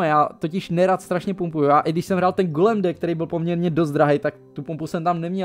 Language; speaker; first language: Czech; native; Czech